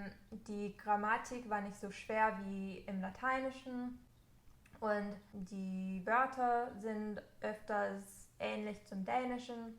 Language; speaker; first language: German; non-native, fluent; English